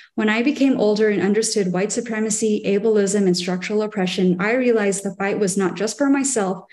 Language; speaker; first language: English; native; English